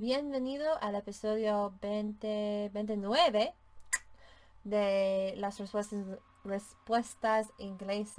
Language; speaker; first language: Spanish; non-native, fluent; English